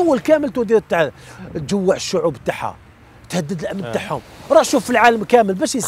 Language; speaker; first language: Arabic; native; Arabic